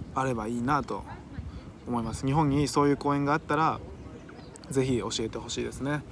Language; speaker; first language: Japanese; native; Japanese